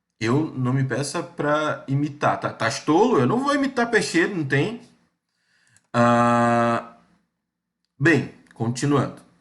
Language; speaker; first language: Portuguese; native; Portuguese